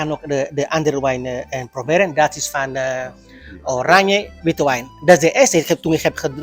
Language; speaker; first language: Dutch; non-native, learner; Indonesian